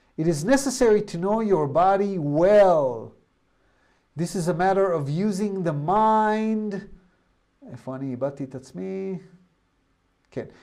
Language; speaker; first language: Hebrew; native; Hebrew